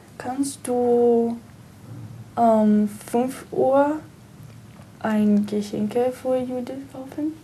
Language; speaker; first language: German; non-native, learner; Portuguese